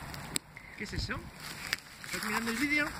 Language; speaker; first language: Spanish; native; Spanish